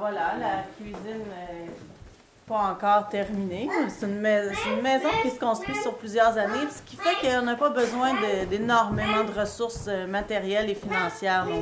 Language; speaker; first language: French; native; French